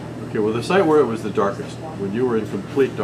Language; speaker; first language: English; native; English